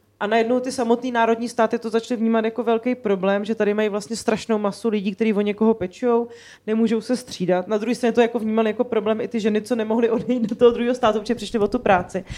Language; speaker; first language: Czech; native; Czech